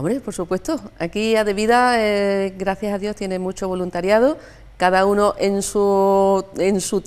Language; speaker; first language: Spanish; native; Spanish